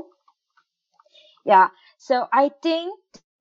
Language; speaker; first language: English; non-native, local second language; Chinese